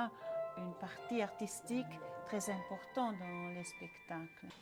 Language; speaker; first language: French; non-native, fluent; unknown